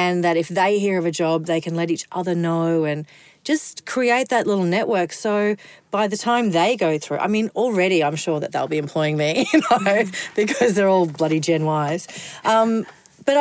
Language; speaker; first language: English; native; English